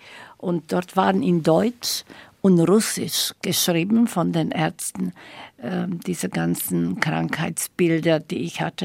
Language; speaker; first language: German; non-native, fluent; Slovak